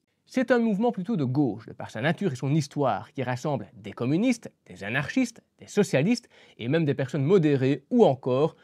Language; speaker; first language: French; native; French